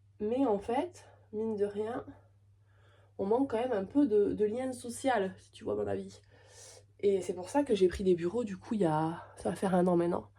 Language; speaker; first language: French; native; French